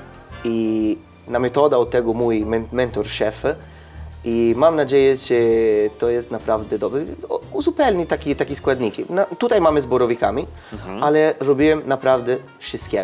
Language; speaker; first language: Polish; non-native, learner; Italian